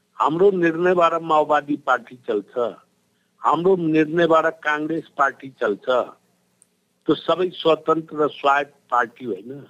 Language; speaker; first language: Nepali; non-native, local second language; Bhojpuri